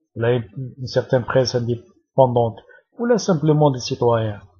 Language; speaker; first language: French; non-native, local second language; Arabic